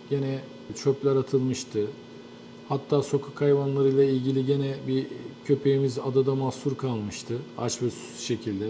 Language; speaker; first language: Turkish; native; Turkish